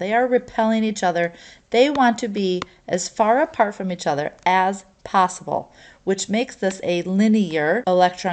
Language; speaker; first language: English; native; English